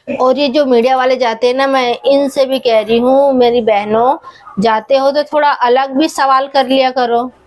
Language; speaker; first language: Hindi; native; Hindi